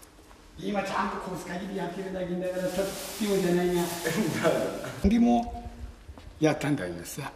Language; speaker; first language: Japanese; native; Japanese